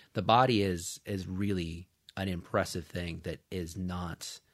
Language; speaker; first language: English; native; English